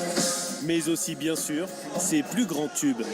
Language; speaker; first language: French; native; French